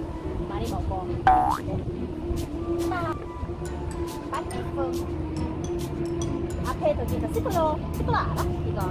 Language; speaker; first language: Korean; non-native, learner; Vietnamese